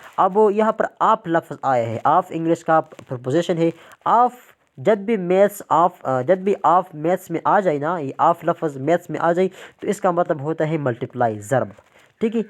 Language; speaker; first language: Urdu; non-native, local second language; Pashto